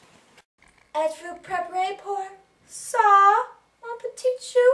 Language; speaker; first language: French; non-native, learner; English